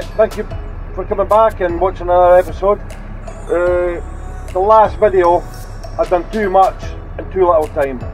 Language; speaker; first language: English; native; English